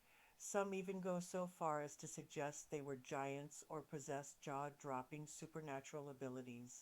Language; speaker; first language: English; native; English